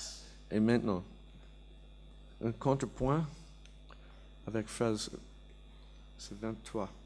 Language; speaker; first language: French; non-native, learner; English